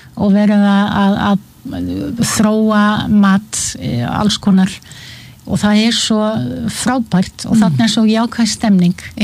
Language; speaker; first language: Icelandic; non-native, fluent; Dutch